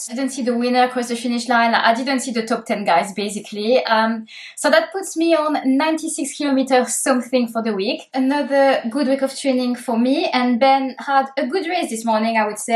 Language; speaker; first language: English; native; English